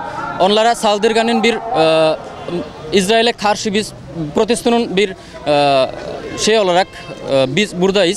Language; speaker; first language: Turkish; non-native, fluent; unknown